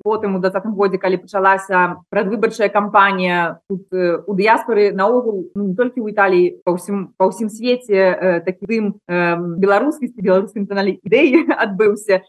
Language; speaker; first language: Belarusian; non-native, local second language; Russian